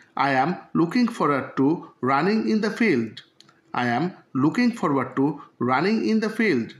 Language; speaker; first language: English; non-native, local second language; Bangla